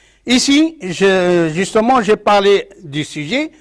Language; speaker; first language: French; non-native, local second language; Arabic